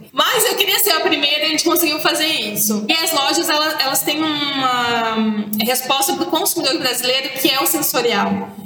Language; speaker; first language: Portuguese; native; Portuguese